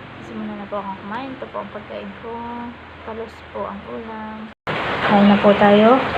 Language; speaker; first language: Filipino; native; Filipino